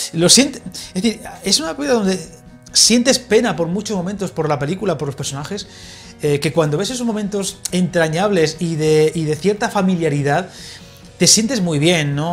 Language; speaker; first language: Spanish; native; Spanish